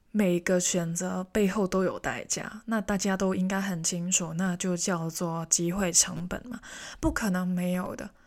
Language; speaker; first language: Chinese; non-native, local second language; Cantonese